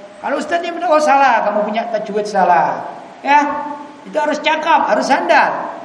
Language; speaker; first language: Indonesian; native; Indonesian